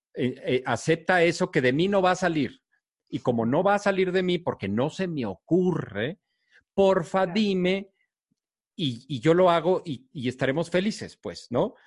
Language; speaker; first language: Spanish; native; Spanish